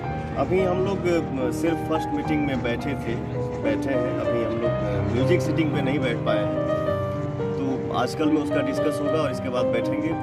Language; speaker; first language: Hindi; non-native, local second language; Bhojpuri